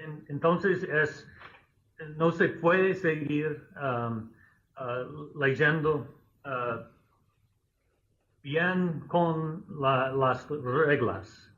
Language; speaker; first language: Spanish; non-native, fluent; English